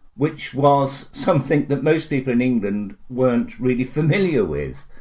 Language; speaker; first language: English; native; English